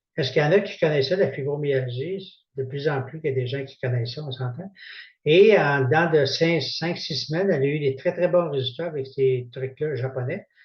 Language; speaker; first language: French; native; French